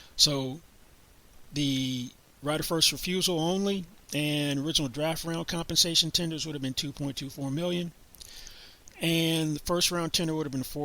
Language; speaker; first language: English; native; English